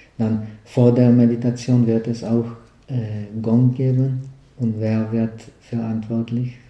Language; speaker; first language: German; non-native, fluent; Czech